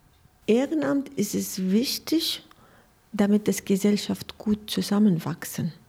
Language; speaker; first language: German; non-native, learner; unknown